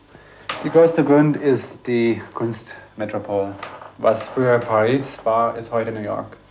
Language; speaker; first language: German; non-native, fluent; English